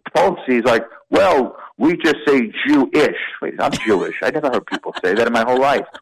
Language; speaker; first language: English; native; English